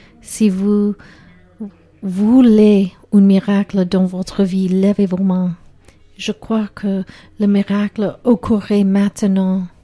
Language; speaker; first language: French; non-native, learner; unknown